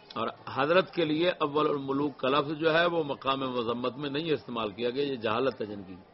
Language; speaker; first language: Urdu; non-native, local second language; Punjabi